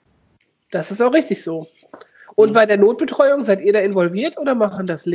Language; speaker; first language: German; native; German